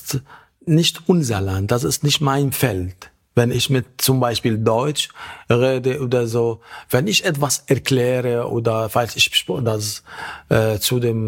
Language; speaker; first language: German; non-native, learner; Arabic